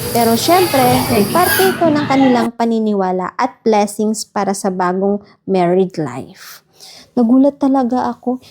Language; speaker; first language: Filipino; native; Filipino